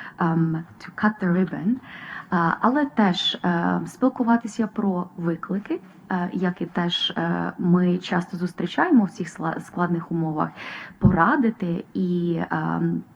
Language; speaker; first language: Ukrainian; non-native, fluent; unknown